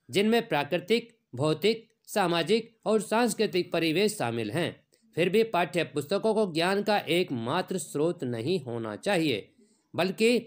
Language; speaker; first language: Hindi; native; Hindi